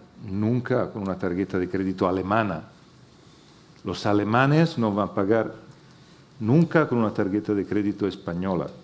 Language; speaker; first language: Spanish; non-native, fluent; Italian